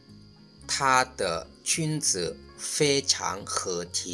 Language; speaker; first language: Chinese; non-native, fluent; Lao